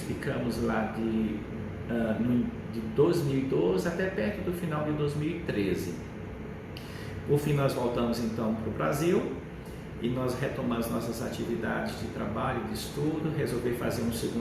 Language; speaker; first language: Portuguese; native; Portuguese